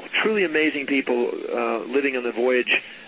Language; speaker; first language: English; native; English